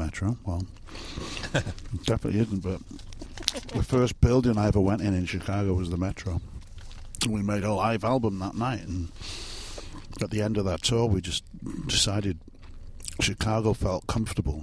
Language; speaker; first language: English; native; English